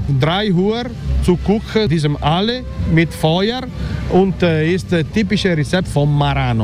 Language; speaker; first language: German; non-native, learner; Italian